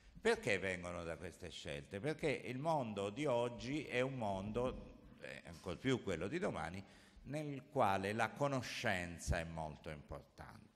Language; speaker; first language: Italian; native; Italian